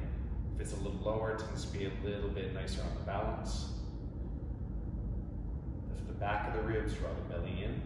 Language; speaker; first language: English; native; English